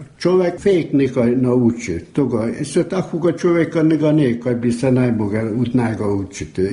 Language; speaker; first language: Serbian; early bilingual, heritage; Serbian